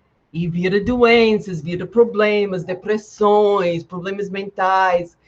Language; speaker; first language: Portuguese; non-native, fluent; English